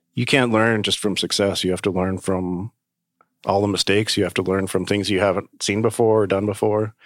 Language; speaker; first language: English; native; English